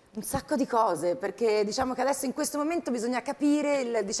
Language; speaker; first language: Italian; native; Italian